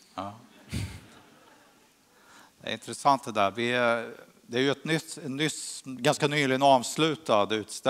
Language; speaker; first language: Swedish; native; Swedish